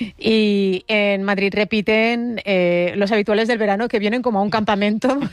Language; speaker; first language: Spanish; native; Spanish